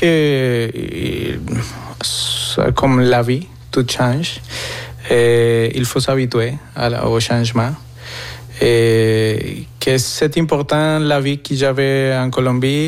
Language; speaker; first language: French; non-native, fluent; Spanish